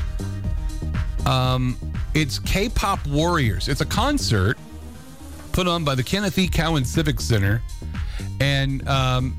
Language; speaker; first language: English; native; English